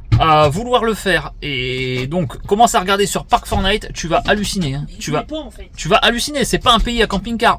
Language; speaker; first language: French; native; French